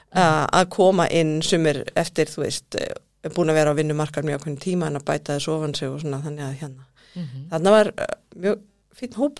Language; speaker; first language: Icelandic; native; Icelandic